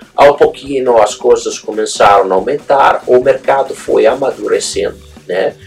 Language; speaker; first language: Portuguese; non-native, fluent; Italian